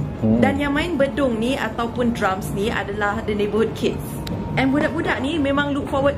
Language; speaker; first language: Malay; native; Malay